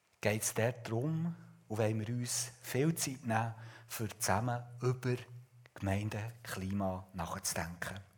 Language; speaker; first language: German; native; German